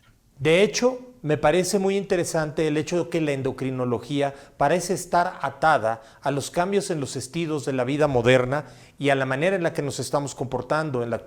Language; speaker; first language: Spanish; native; Spanish